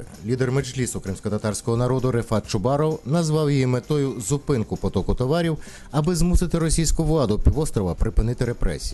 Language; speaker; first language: Ukrainian; native; Ukrainian